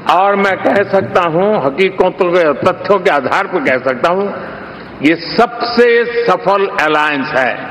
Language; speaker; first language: Hindi; non-native, local second language; Gujarati